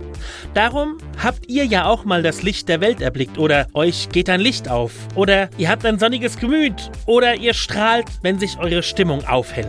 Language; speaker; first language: German; native; German